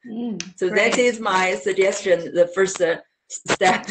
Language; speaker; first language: English; non-native, learner; Chinese